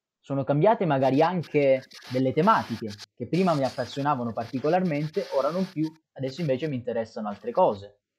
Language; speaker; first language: Italian; native; Italian